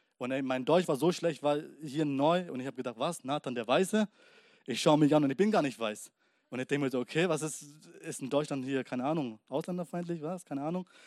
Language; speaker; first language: German; early bilingual, other home language; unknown